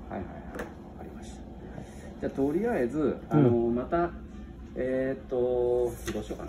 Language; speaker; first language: Japanese; native; Japanese